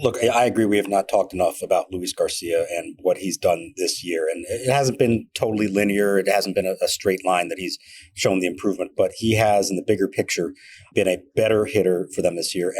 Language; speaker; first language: English; native; English